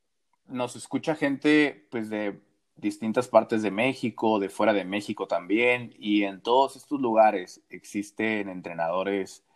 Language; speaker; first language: Spanish; native; Spanish